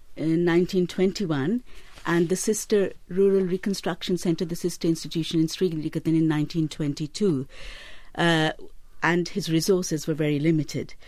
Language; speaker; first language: English; non-native, local second language; Bangla